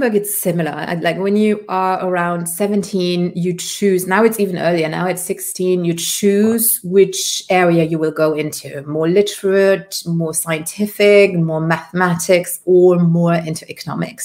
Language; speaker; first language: English; non-native, fluent; Luxembourgish